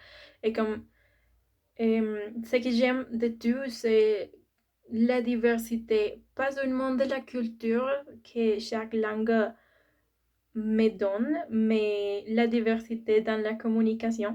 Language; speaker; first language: French; non-native, learner; Spanish